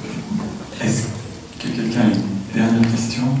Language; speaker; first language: French; native; French